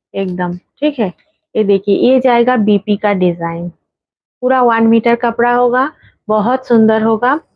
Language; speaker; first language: Hindi; non-native, local second language; Bangla